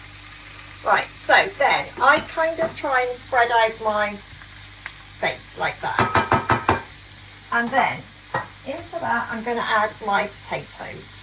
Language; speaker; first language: English; native; English